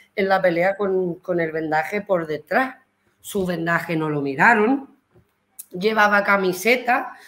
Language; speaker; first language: Spanish; early bilingual, heritage; Spanish